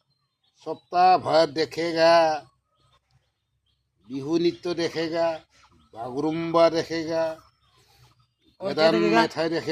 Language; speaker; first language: Hindi; non-native, local second language; Bodo